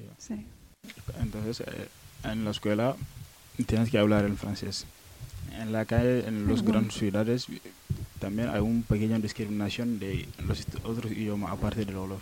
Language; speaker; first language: Spanish; non-native, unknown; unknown